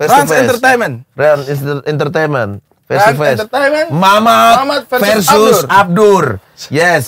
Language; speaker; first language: English; non-native, learner; Indonesian